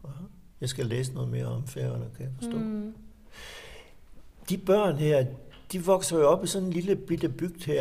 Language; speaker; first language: Danish; native; Danish